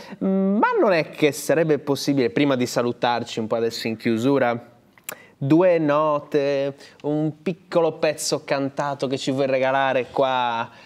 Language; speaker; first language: Italian; native; Italian